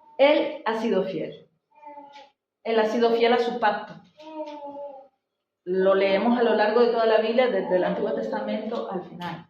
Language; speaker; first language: Spanish; native; Spanish